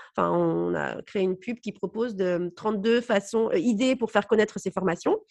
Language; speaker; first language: French; native; French